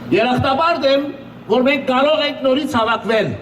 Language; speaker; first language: Armenian; early bilingual, other home language; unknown